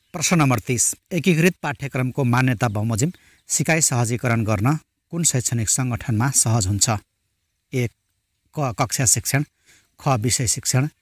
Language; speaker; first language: Nepali; non-native, local second language; Rana Tharu